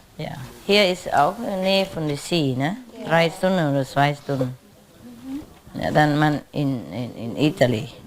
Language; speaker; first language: German; non-native, learner; Vietnamese